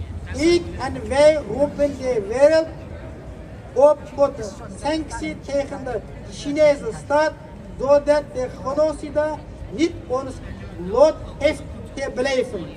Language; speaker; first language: Dutch; non-native, learner; Uyghur